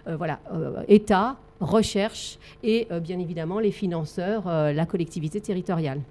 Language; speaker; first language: French; native; French